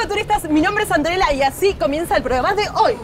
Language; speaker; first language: Spanish; native; Spanish